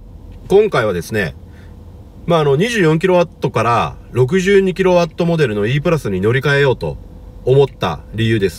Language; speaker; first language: Japanese; native; Japanese